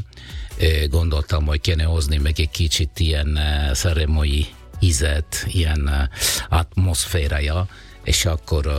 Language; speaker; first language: Hungarian; non-native, learner; Italian